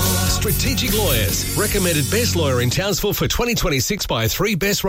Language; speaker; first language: English; native; English